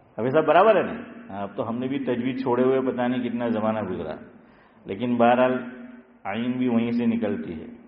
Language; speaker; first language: Urdu; non-native, local second language; Gujarati